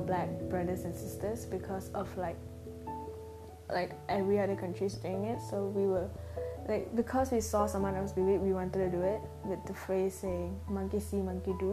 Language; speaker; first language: English; non-native, local second language; Tamil